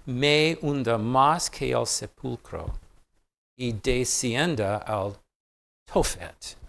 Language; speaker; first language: Spanish; non-native, fluent; English